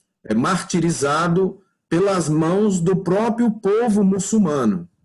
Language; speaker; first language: Portuguese; native; Portuguese